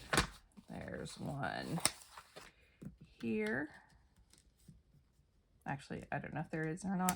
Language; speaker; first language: English; native; English